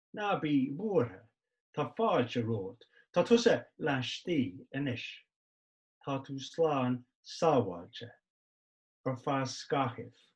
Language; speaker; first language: Irish; non-native, local second language; English